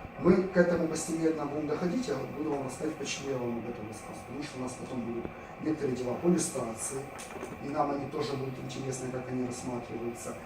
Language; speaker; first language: Russian; native; Russian